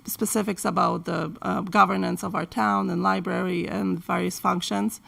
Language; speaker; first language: English; non-native, fluent; Polish